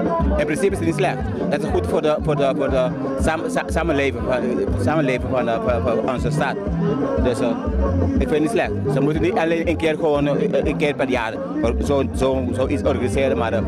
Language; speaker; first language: Dutch; non-native, learner; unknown